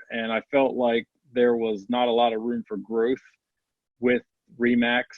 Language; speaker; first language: English; native; English